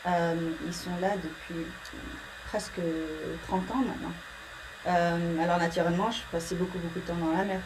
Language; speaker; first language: French; early bilingual, heritage; English